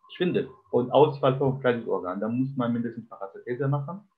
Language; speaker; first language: German; non-native, fluent; Arabic